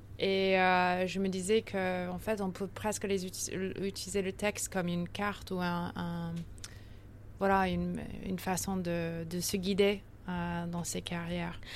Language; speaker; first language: French; early bilingual, heritage; French